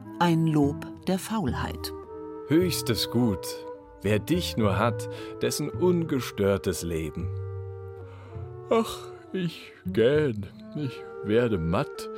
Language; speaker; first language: German; native; German